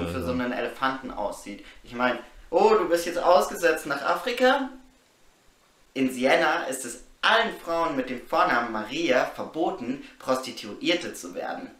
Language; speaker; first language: German; native; German